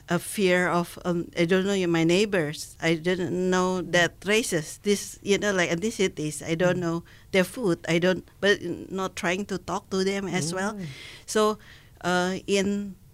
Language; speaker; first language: English; non-native, learner; Indonesian